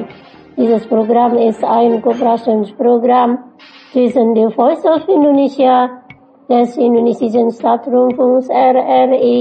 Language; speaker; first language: German; non-native, fluent; Indonesian